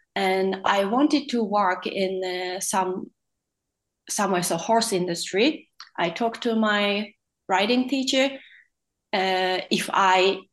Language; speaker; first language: English; non-native, fluent; Japanese